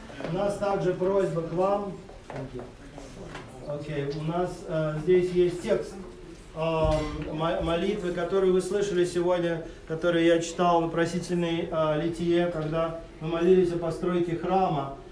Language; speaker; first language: Russian; native; Russian